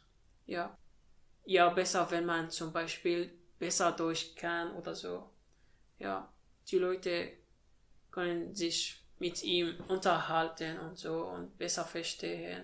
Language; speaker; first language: German; non-native, learner; Arabic